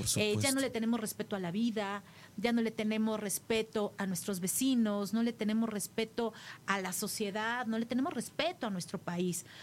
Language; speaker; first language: Spanish; native; Spanish